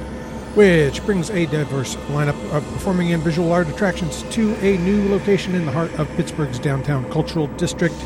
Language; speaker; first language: English; native; English